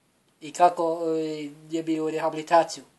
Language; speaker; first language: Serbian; non-native, learner; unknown